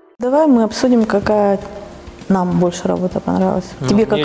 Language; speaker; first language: Russian; native; Russian